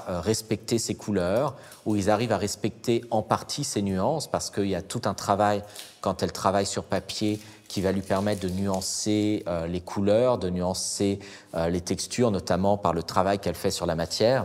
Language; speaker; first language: French; native; French